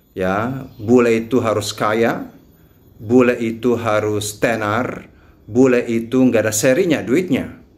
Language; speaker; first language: Indonesian; non-native, fluent; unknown